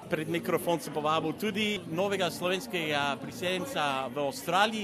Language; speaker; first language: Slovenian; native; Slovenian